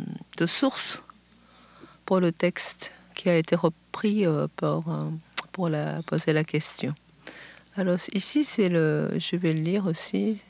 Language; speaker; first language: French; non-native, fluent; Japanese